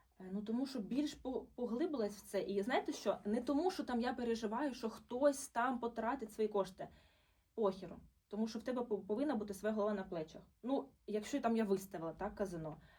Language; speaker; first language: Ukrainian; non-native, local second language; Russian